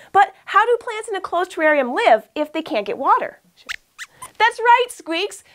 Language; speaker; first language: English; native; English